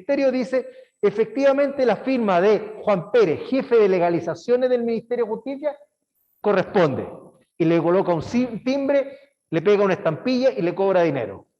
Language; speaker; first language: Spanish; native; Spanish